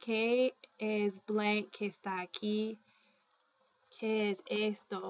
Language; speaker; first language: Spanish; non-native, fluent; English